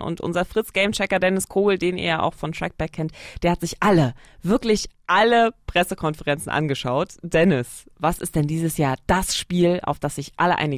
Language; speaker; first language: German; native; German